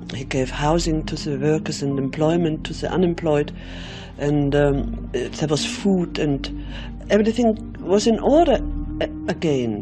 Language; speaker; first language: English; non-native, fluent; German